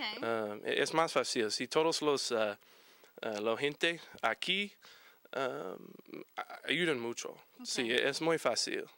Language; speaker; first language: Spanish; non-native, learner; English